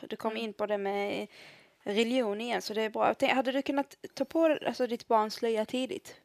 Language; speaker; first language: Swedish; early bilingual, other home language; Arabic